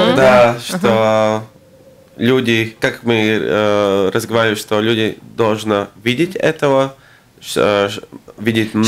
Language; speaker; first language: Russian; non-native, local second language; Latvian